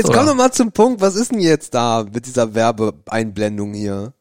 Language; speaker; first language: German; native; German